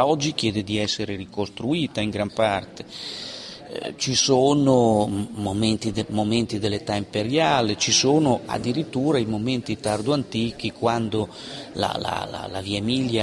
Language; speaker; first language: Italian; native; Italian